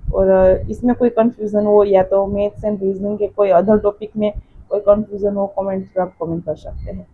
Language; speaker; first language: Hindi; non-native, local second language; Gujarati